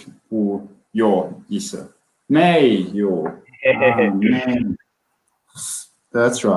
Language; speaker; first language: Chinese; non-native, learner; Swedish